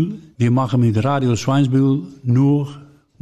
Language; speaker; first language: German; non-native, learner; Dutch